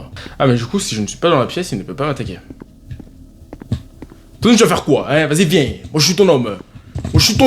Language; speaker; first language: French; native; French